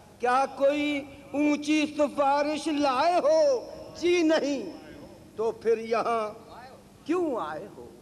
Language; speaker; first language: Urdu; native; Urdu